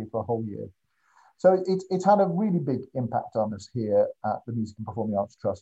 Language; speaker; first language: English; native; English